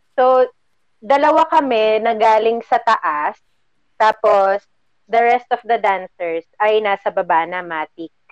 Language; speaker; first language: Filipino; native; Filipino